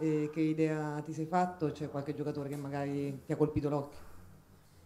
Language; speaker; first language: Italian; native; Italian